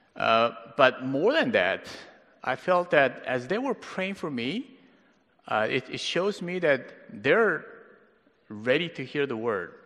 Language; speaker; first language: English; native; English